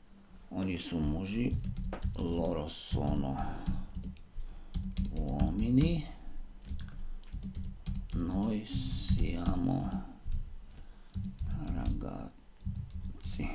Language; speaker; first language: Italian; non-native, learner; Slovak